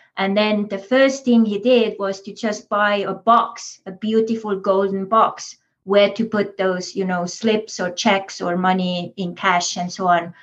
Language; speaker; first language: English; non-native, fluent; Estonian